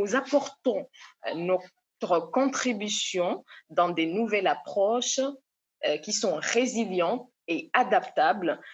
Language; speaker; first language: French; non-native, local second language; Comorian